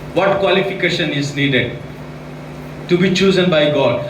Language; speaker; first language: English; non-native, local second language; Odia